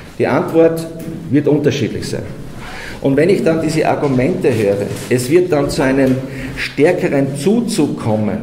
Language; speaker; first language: German; native; German